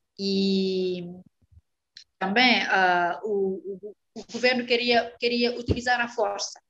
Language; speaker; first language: Portuguese; non-native, fluent; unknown